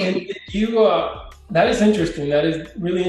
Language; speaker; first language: English; non-native, fluent; Spanish